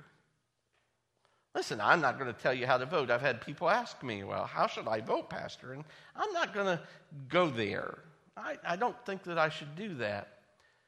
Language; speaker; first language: English; native; English